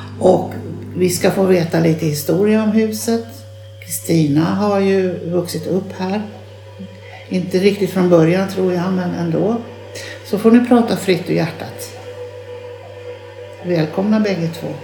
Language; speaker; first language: Swedish; native; Swedish